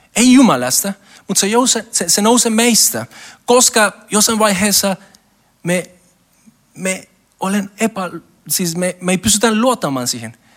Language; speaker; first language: Finnish; non-native, learner; Spanish